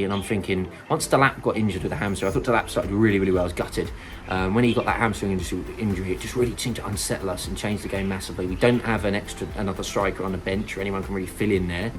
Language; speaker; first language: English; native; English